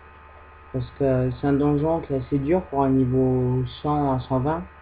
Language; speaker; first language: French; native; French